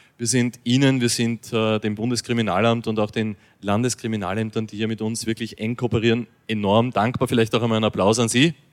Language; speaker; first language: German; native; German